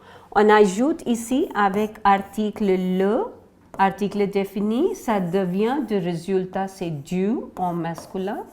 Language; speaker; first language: French; non-native, fluent; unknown